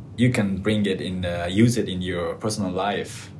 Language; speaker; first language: English; non-native, fluent; Persian